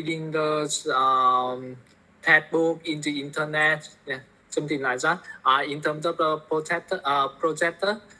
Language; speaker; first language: English; non-native, learner; Vietnamese